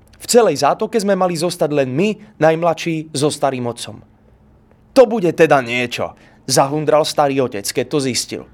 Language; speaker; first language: Slovak; native; Slovak